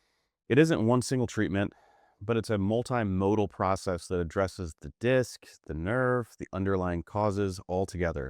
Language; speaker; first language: English; native; English